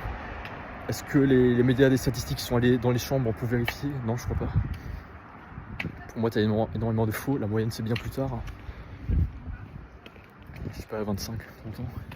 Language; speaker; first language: French; native; French